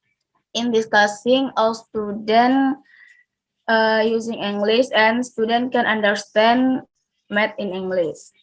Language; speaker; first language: English; non-native, learner; Indonesian